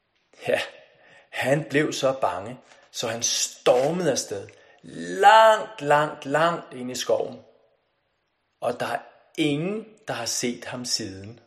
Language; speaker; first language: Danish; native; Danish